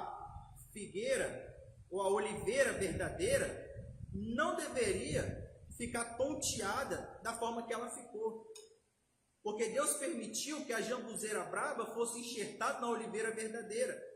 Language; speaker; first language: Portuguese; native; Portuguese